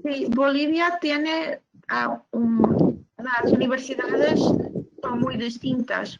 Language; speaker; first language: Spanish; non-native, fluent; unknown